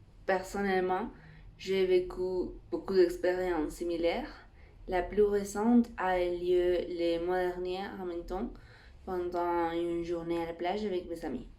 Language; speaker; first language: French; non-native, fluent; Spanish